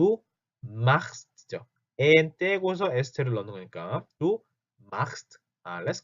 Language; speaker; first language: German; non-native, fluent; Korean